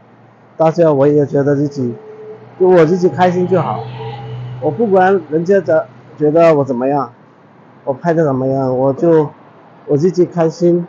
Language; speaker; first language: Chinese; non-native, fluent; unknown